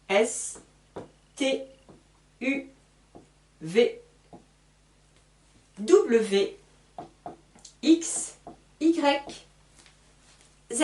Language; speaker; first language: French; native; French